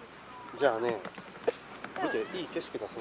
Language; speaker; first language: Japanese; native; Japanese